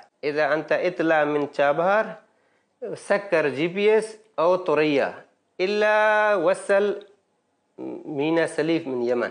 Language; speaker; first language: Arabic; non-native, learner; Baluchi